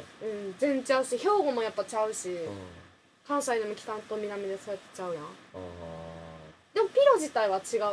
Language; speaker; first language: Japanese; native; Japanese